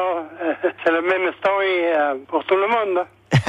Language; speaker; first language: French; non-native, local second language; Basque